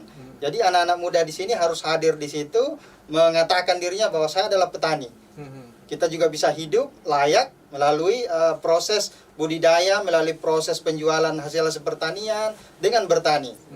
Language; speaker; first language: Indonesian; native; Indonesian